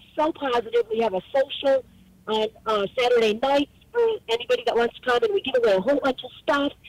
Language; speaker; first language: English; native; English